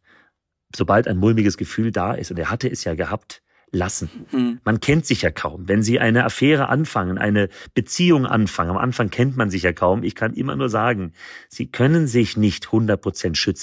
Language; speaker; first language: German; native; German